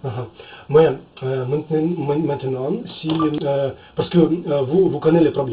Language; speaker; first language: French; non-native, learner; Russian